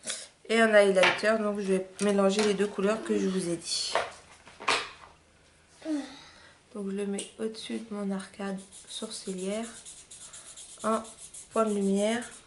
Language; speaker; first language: French; native; French